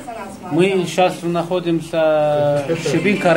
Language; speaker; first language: Russian; non-native, learner; Turkish